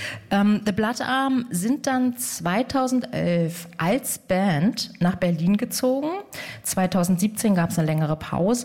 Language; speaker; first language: German; native; German